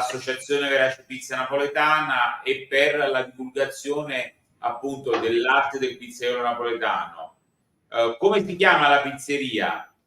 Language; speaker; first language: Italian; native; Italian